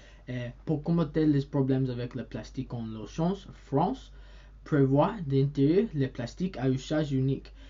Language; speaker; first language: French; non-native, learner; English